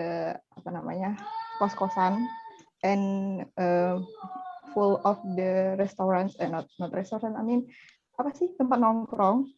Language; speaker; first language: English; non-native, learner; Indonesian